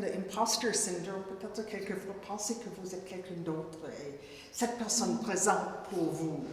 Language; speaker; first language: French; non-native, fluent; English